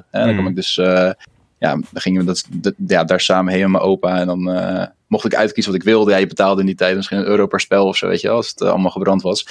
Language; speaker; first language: Dutch; early bilingual, other home language; Russian